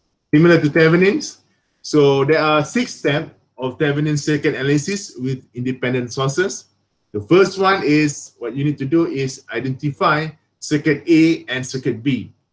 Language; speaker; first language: English; non-native, local second language; Malay